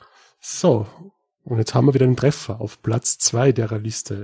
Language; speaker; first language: German; native; German